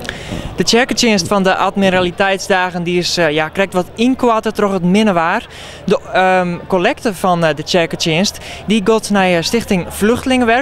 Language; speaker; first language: Dutch; non-native, local second language; Western Frisian